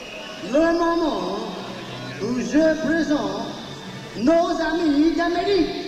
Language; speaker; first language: French; non-native, learner; English